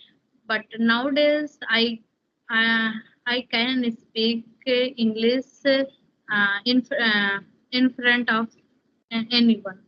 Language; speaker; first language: English; non-native, learner; Hindi